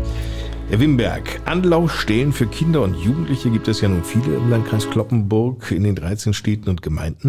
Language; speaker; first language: German; native; German